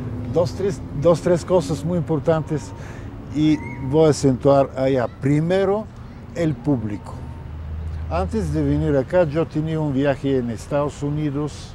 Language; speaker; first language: Spanish; non-native, fluent; Bulgarian